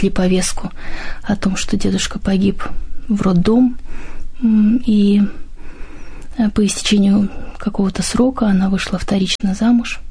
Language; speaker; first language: Russian; native; Russian